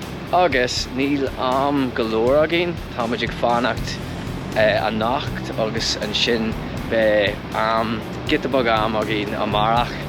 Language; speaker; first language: Irish; non-native, local second language; English